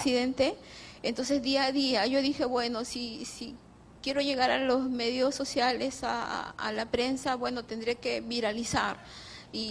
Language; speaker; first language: Spanish; native; Spanish